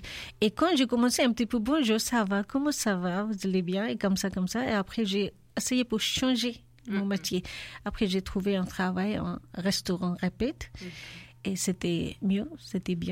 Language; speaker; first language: French; non-native, learner; Urdu